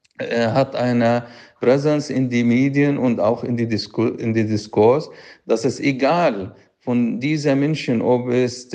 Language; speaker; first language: German; non-native, fluent; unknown